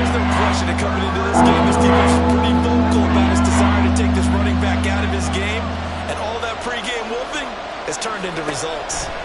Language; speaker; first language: English; native; English